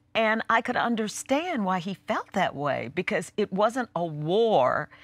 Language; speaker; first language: English; native; English